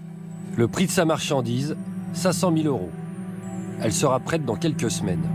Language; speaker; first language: French; native; French